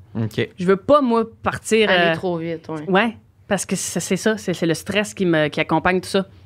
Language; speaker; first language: French; native; French